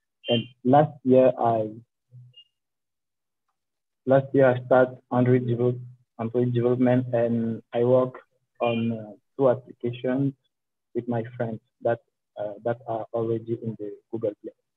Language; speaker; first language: English; non-native, local second language; French